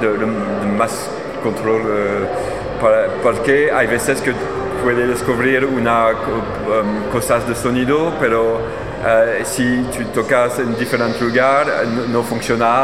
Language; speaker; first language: Spanish; non-native, learner; French